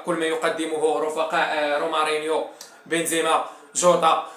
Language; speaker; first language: Arabic; native; Arabic